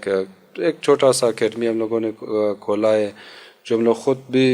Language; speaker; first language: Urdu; non-native, local second language; Hazaragi